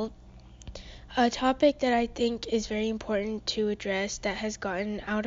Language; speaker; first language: English; native; English